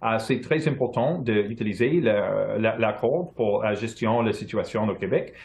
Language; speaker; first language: French; non-native, local second language; English